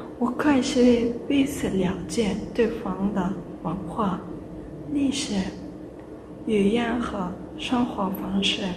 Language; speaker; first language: Chinese; non-native, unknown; Turkmen